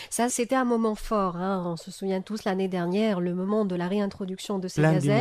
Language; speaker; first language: French; non-native, local second language; Arabic